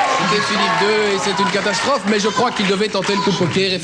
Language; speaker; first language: French; native; French